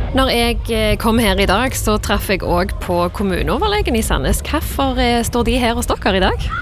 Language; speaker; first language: Norwegian; native; Norwegian